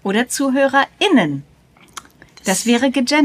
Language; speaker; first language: German; native; German